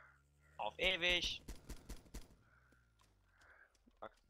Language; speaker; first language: German; native; German